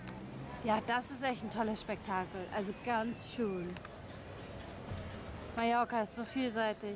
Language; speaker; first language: German; native; German